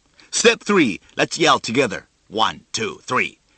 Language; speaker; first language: English; non-native, fluent; Chinese